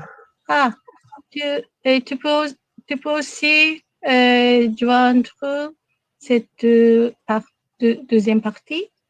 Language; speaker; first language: French; non-native, learner; Japanese